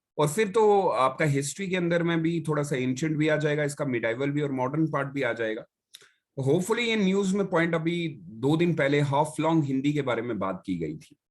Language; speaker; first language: Hindi; native; Hindi